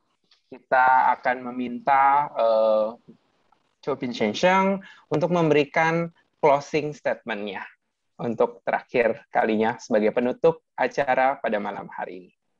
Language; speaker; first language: Indonesian; native; Indonesian